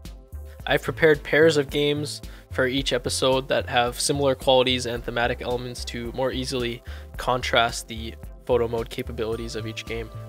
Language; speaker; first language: English; native; English